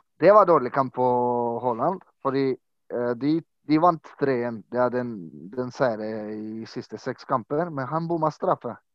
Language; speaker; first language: Norwegian; non-native, fluent; Croatian